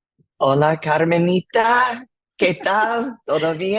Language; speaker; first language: Spanish; non-native, learner; English